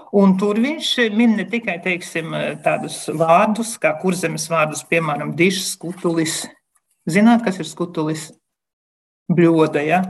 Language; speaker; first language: Latvian; native; Latvian